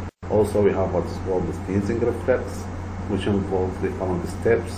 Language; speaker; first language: English; non-native, fluent; Arabic